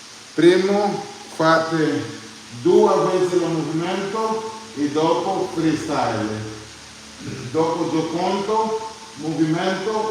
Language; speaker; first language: Italian; non-native, learner; Portuguese